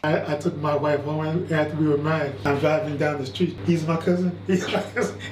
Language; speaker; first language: English; native; English